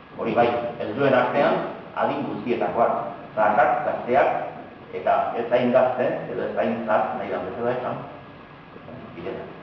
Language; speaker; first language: Basque; native; Basque